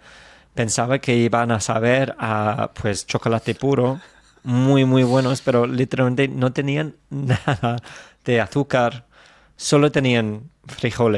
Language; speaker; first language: Spanish; non-native, fluent; English